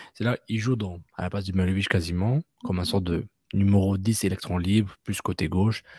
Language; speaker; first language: French; native; French